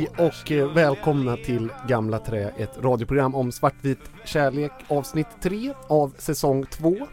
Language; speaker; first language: Swedish; native; Swedish